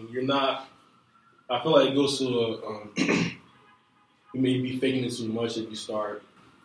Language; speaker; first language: English; non-native, local second language; Akan